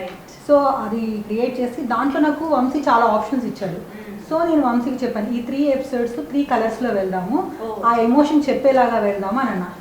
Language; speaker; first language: Telugu; native; Telugu